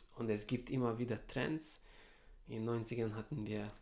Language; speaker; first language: German; non-native, fluent; Hungarian